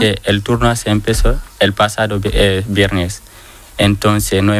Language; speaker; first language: Spanish; non-native, learner; Portuguese